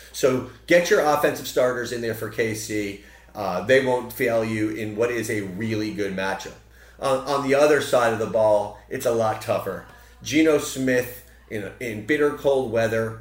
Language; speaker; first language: English; native; English